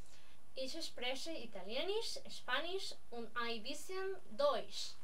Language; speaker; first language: German; non-native, learner; Spanish